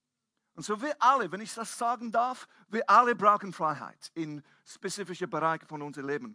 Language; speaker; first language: German; non-native, fluent; English